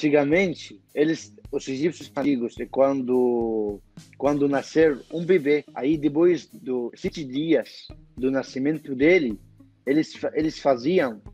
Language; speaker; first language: Portuguese; non-native, fluent; Arabic